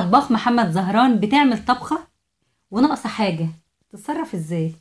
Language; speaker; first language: Arabic; native; Arabic